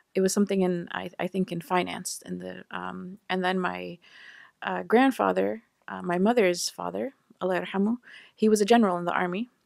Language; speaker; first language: English; native; English